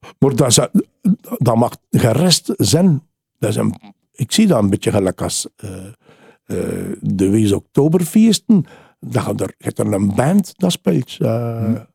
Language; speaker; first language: Dutch; native; Dutch